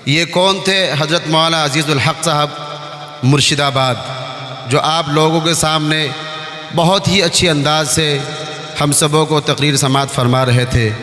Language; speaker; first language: Urdu; non-native, local second language; Bangla